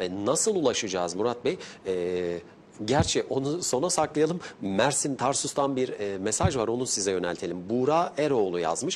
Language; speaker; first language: Turkish; native; Turkish